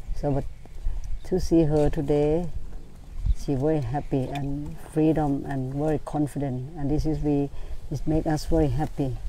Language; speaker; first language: English; non-native, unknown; Thai